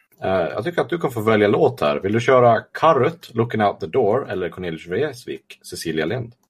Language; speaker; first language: Swedish; native; Swedish